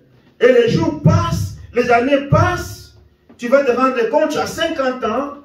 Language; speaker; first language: French; non-native, local second language; Lingala